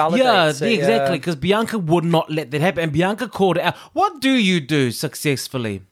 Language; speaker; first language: English; native; English